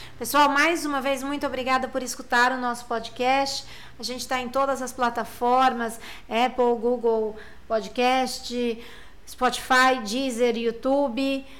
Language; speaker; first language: Portuguese; native; Portuguese